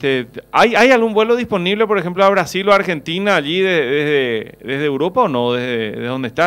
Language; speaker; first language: Spanish; native; Spanish